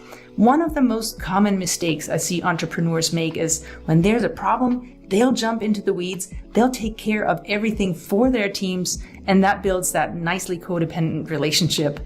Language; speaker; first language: English; native; English